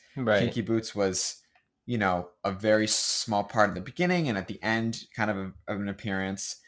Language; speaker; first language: English; native; English